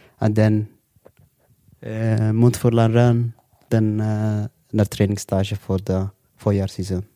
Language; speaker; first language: Dutch; non-native, local second language; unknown